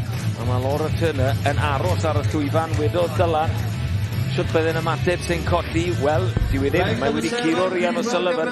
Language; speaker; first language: Welsh; native; Welsh